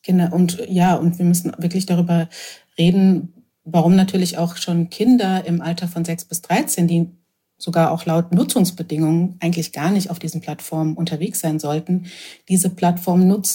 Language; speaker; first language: German; native; German